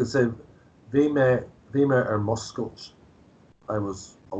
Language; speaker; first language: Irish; non-native, local second language; English